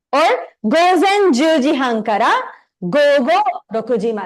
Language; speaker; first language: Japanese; non-native, fluent; Tamil